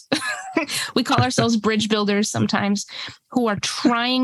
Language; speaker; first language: English; early bilingual, other home language; Spanish